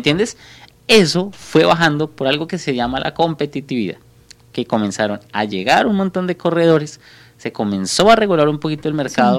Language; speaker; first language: Spanish; native; Spanish